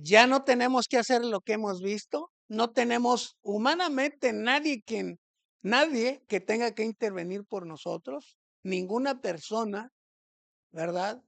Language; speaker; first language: Spanish; native; Spanish